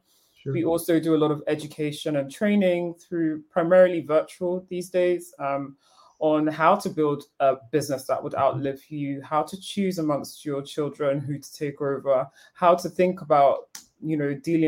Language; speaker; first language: English; non-native, local second language; Yoruba